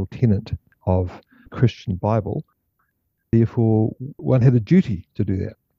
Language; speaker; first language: English; native; English